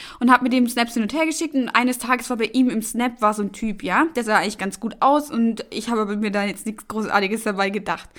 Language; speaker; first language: German; native; German